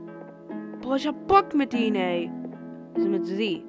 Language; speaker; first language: German; non-native, learner; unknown